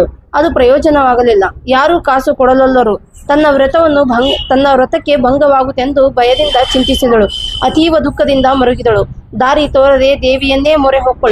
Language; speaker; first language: Kannada; native; Kannada